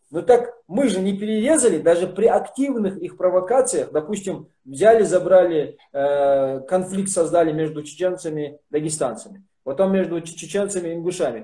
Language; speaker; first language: Russian; non-native, local second language; Ingush